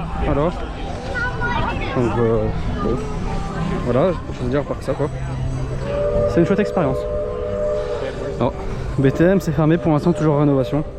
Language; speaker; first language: French; native; French